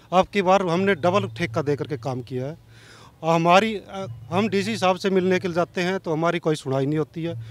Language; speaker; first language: Hindi; non-native, local second language; Punjabi